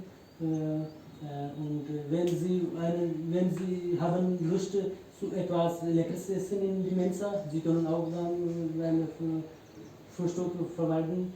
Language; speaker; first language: German; non-native, learner; Hindi